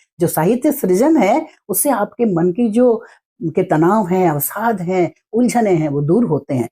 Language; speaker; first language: Hindi; native; Hindi